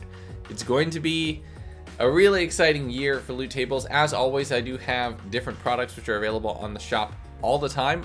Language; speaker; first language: English; native; English